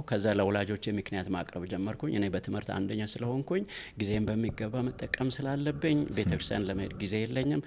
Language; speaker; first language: Amharic; non-native, local second language; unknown